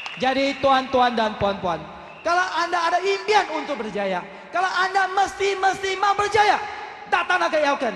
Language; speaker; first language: Malay; non-native, local second language; Chinese